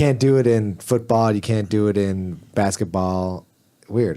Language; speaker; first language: English; native; English